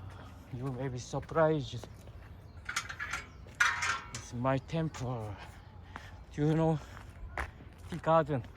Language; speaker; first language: English; non-native, learner; Korean